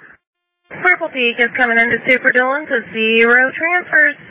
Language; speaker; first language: English; native; English